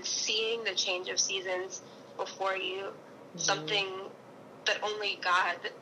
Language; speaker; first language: English; native; English